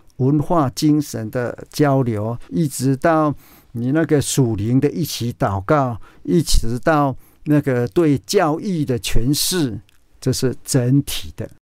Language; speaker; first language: Chinese; non-native, local second language; Min Nan Chinese